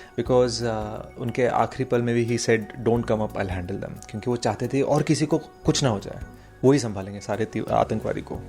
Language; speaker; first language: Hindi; non-native, fluent; Telugu